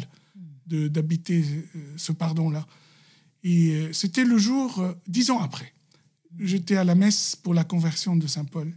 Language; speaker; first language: French; non-native, local second language; Arabic